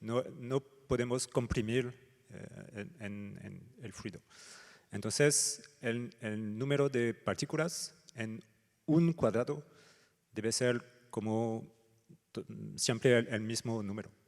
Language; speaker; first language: Spanish; non-native, fluent; French